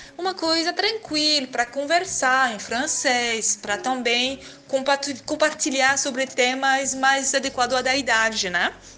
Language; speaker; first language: Portuguese; non-native, fluent; French